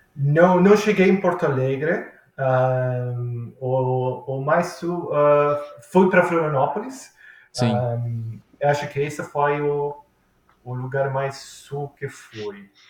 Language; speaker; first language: Portuguese; non-native, fluent; Italian